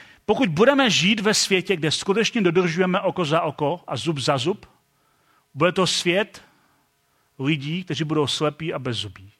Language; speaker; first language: Czech; native; Czech